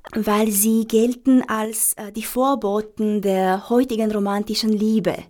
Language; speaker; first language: German; non-native, fluent; Romanian